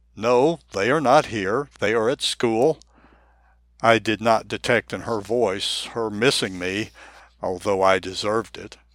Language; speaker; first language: English; non-native, fluent; Japanese